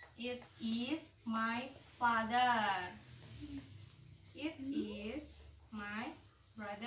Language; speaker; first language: English; non-native, learner; Indonesian